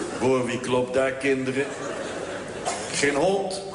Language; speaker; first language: Dutch; native; Dutch